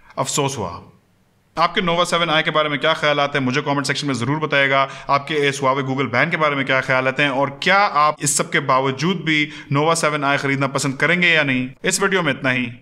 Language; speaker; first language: Urdu; native; Urdu